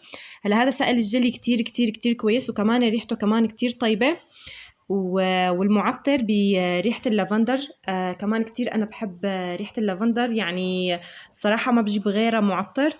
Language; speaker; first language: Arabic; native; Arabic